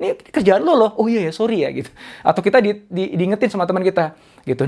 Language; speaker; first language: Indonesian; native; Indonesian